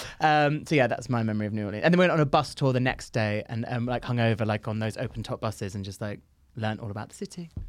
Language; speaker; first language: English; native; English